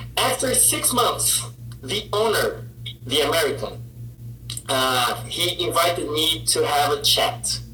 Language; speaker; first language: English; non-native, fluent; Portuguese